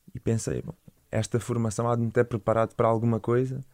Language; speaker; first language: Portuguese; native; Portuguese